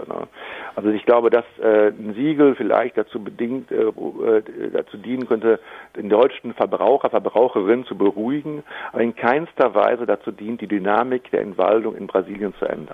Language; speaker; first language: German; native; German